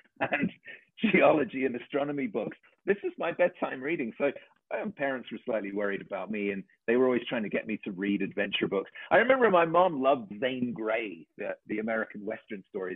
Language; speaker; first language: English; native; English